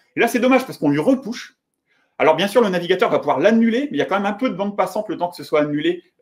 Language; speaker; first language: French; native; French